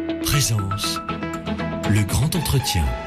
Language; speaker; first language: French; native; French